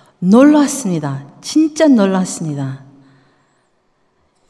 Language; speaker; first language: Korean; early bilingual, heritage; Korean